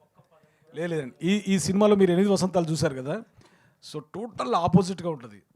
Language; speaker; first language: Telugu; native; Telugu